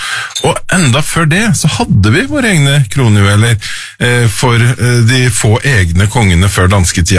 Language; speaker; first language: Norwegian; native; Norwegian